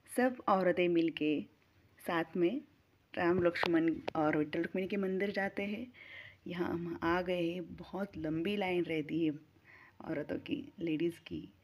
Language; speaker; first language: Hindi; non-native, local second language; Marathi